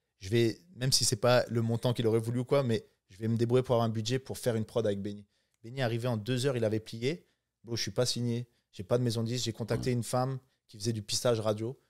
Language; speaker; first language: French; non-native, local second language; Arabic